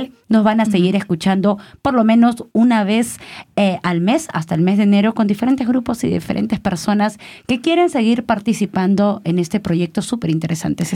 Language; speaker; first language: Spanish; native; Spanish